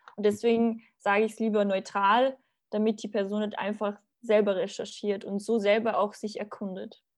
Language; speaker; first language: German; early bilingual, other home language; Bosnian